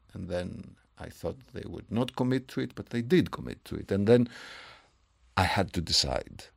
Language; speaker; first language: English; non-native, fluent; Greek